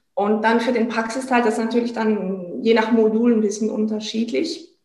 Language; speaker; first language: German; non-native, fluent; French